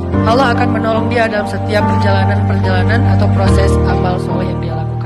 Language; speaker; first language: Indonesian; native; Indonesian